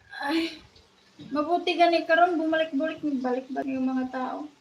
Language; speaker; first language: Filipino; non-native, local second language; Cebuano